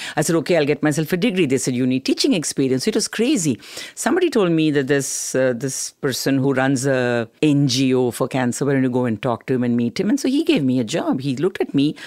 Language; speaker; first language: English; non-native, local second language; Tamil